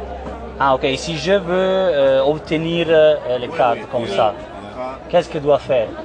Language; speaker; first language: French; non-native, learner; Italian